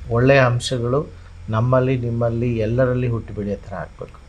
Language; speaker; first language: Kannada; native; Kannada